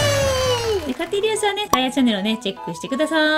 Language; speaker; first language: Japanese; native; Japanese